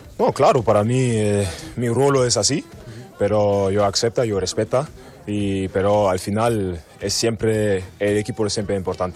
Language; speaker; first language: Spanish; non-native, learner; German